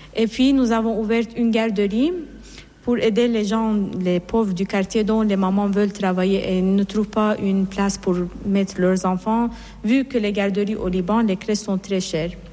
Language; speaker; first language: French; non-native, fluent; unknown